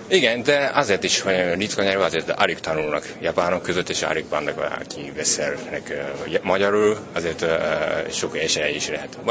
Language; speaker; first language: Hungarian; non-native, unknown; Japanese